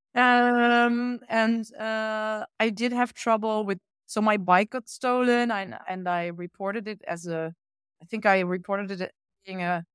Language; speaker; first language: English; non-native, fluent; Dutch